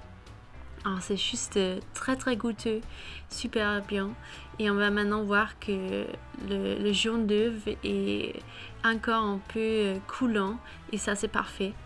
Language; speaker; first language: French; non-native, fluent; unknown